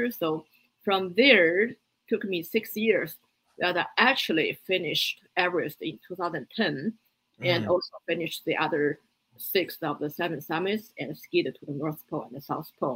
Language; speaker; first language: English; non-native, fluent; Chinese